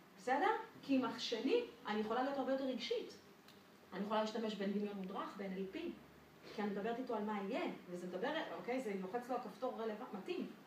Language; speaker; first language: Hebrew; non-native, fluent; French